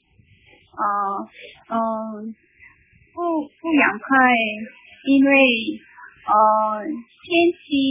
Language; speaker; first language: Chinese; non-native, learner; Korean